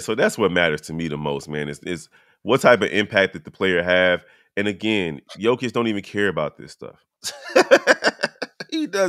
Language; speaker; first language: English; native; English